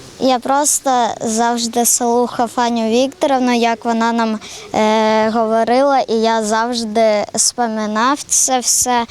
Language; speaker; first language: Ukrainian; non-native, local second language; Russian